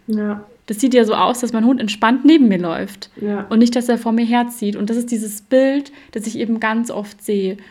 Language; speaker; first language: German; native; German